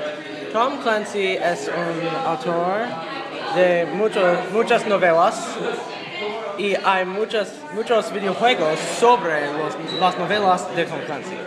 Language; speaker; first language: Spanish; non-native, learner; English